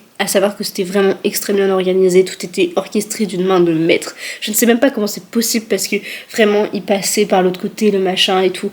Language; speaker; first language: French; native; French